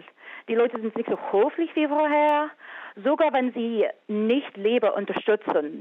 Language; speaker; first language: German; non-native, fluent; English